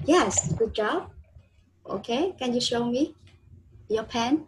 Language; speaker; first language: English; non-native, fluent; Vietnamese